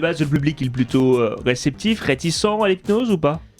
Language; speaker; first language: French; native; French